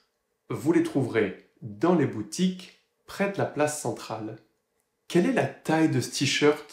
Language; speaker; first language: French; native; French